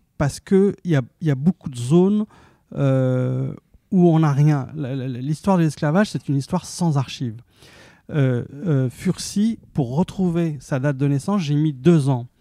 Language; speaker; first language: French; early bilingual, other home language; Arabic